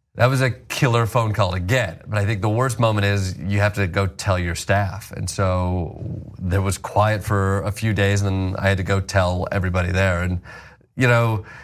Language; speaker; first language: English; native; English